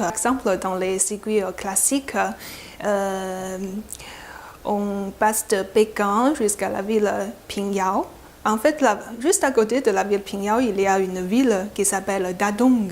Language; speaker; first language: French; non-native, fluent; Chinese